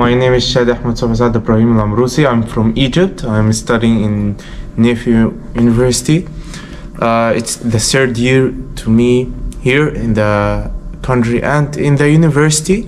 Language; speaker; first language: English; non-native, fluent; Arabic